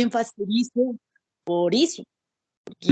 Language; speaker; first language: Portuguese; non-native, learner; Spanish